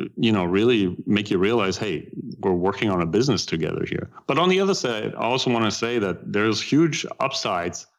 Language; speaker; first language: English; non-native, fluent; German